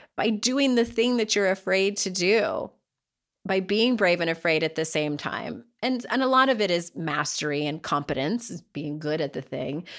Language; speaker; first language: English; native; English